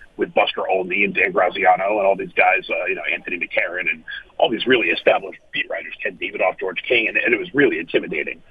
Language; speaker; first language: English; native; English